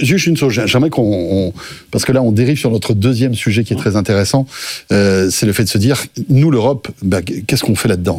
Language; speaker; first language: French; native; French